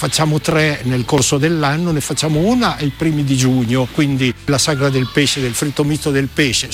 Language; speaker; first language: Italian; native; Italian